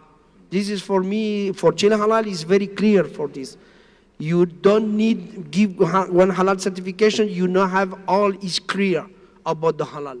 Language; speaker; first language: English; non-native, learner; Spanish